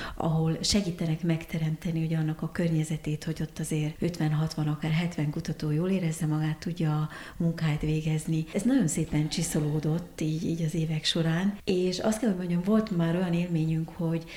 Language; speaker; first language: Hungarian; early bilingual, heritage; Hungarian